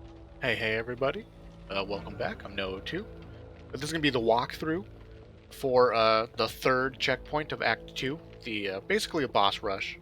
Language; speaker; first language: English; native; English